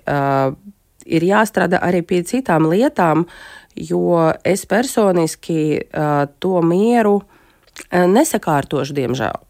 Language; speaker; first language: Latvian; non-native, local second language; Russian